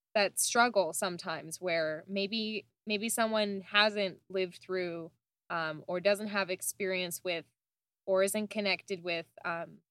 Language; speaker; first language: English; native; English